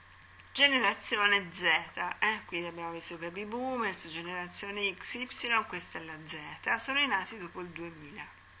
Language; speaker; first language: Italian; native; Italian